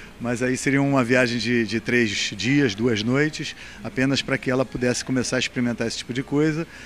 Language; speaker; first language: Portuguese; native; Portuguese